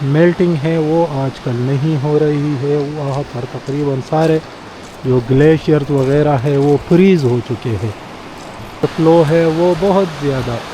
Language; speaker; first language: Urdu; non-native, local second language; Pashto